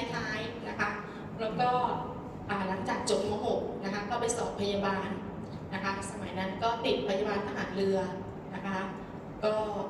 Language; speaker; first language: Thai; non-native, local second language; Northeastern Thai